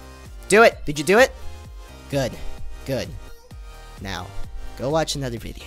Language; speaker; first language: English; native; English